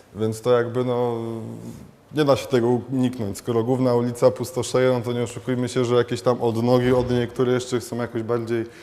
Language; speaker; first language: Polish; native; Polish